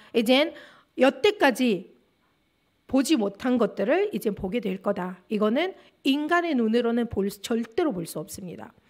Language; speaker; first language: Korean; non-native, fluent; Russian